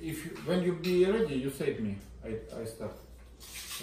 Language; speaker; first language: English; non-native, learner; Russian